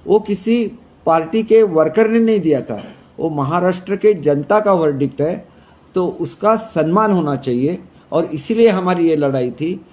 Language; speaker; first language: Hindi; non-native, local second language; Marathi